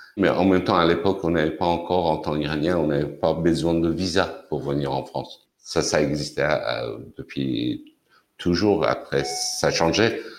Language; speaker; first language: French; non-native, fluent; Persian